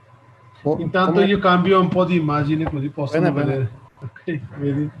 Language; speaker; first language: Italian; non-native, learner; Hindi